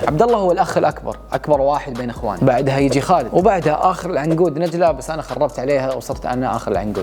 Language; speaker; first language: Arabic; native; Arabic